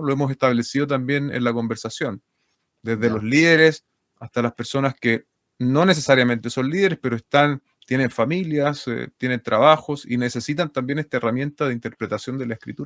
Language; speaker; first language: Spanish; native; Spanish